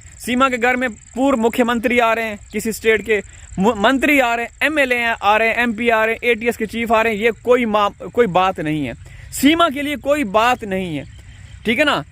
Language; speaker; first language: Urdu; native; Urdu